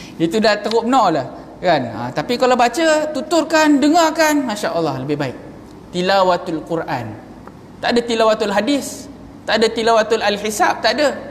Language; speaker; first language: Malay; native; Malay